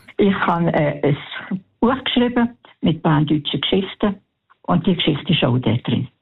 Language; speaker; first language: German; native; German